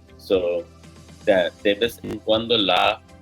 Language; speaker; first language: Spanish; non-native, learner; English